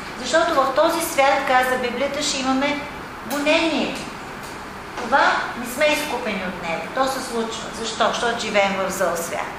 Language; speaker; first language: Bulgarian; native; Bulgarian